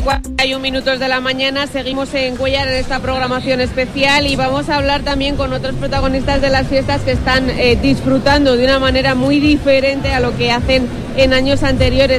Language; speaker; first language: Spanish; native; Spanish